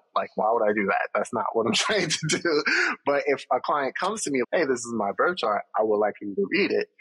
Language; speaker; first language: English; native; English